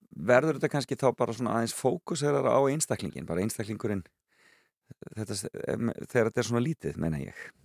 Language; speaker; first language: Icelandic; native; Icelandic